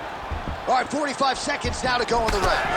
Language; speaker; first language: English; native; English